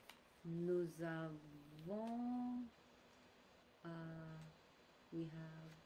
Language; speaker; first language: French; non-native, learner; English